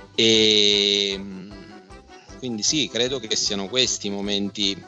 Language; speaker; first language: Italian; native; Italian